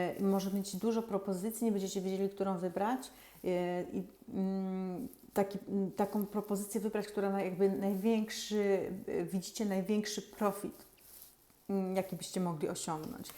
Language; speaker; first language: Polish; native; Polish